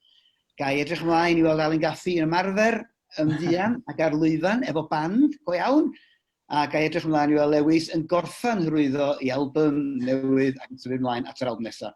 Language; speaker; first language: Welsh; native; Welsh